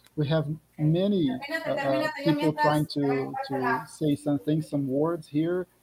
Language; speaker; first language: English; non-native, fluent; Portuguese